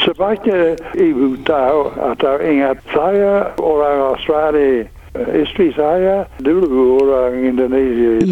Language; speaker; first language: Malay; non-native, learner; English